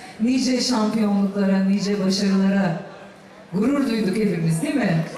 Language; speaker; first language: Turkish; native; Turkish